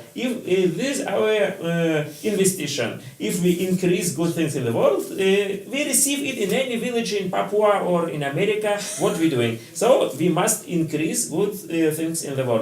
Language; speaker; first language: English; non-native, learner; Russian